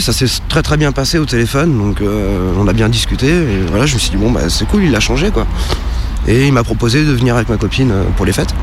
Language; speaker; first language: French; native; French